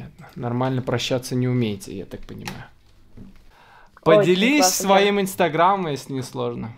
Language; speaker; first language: Russian; native; Russian